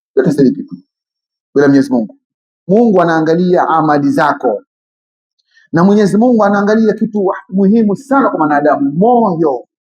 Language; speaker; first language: Swahili; native; Swahili